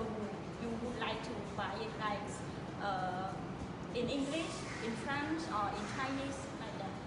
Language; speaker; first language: English; non-native, learner; Khmer